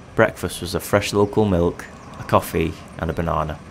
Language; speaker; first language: English; native; English